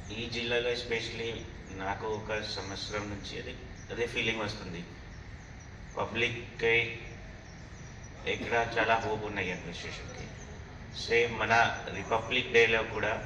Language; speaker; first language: Telugu; non-native, local second language; Hindi